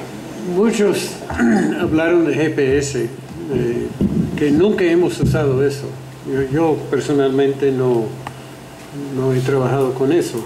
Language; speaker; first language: Spanish; non-native, fluent; English